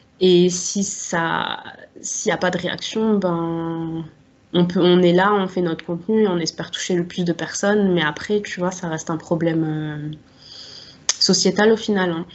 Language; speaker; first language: French; native; French